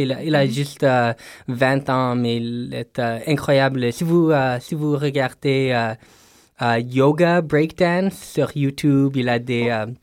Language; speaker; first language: French; non-native, local second language; English